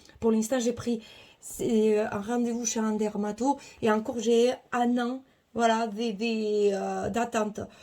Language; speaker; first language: French; non-native, fluent; Spanish